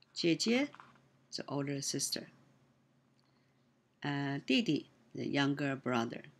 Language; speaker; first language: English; non-native, learner; Chinese